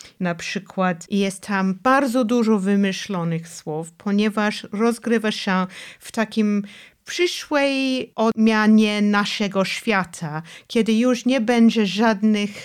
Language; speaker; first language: Polish; non-native, fluent; English